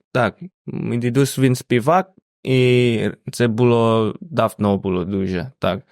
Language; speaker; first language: Ukrainian; non-native, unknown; Indonesian